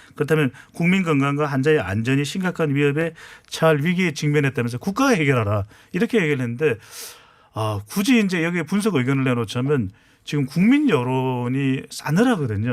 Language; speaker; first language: Korean; native; Korean